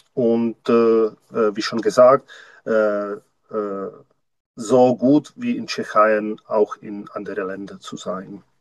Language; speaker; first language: German; non-native, learner; Czech